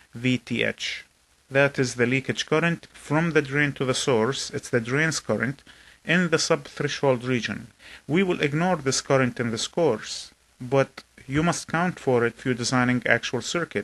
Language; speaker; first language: English; non-native, fluent; Arabic